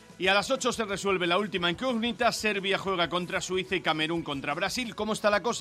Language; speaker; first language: Spanish; native; Spanish